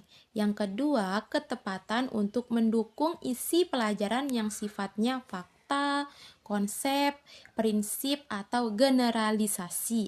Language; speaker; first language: Indonesian; native; Indonesian